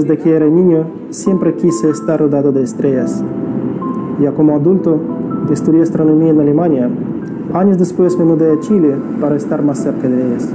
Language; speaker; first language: Spanish; non-native, fluent; Russian